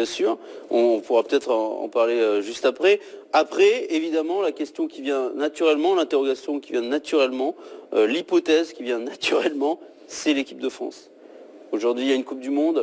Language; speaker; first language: French; native; French